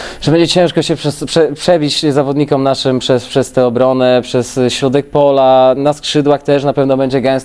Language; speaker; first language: Polish; native; Polish